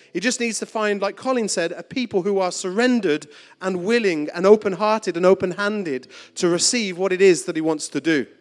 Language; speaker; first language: English; native; English